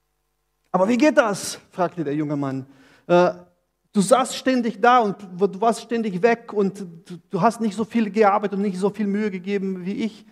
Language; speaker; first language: German; non-native, fluent; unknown